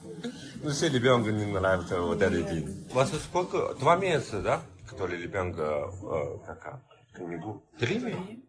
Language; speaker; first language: Russian; non-native, learner; Chinese